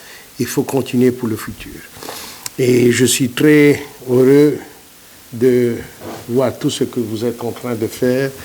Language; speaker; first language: French; non-native, fluent; Italian